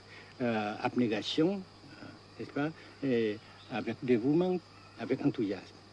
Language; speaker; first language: French; non-native, local second language; Vietnamese